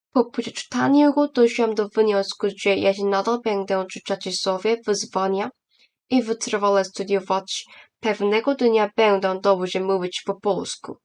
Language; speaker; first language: Polish; non-native, learner; Korean